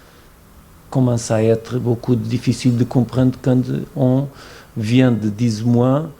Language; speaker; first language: French; non-native, fluent; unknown